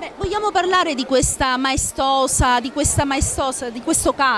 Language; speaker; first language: Italian; native; Italian